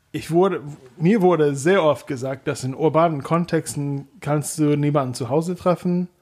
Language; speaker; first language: German; non-native, fluent; English